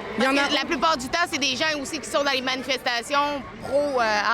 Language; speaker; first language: French; native; French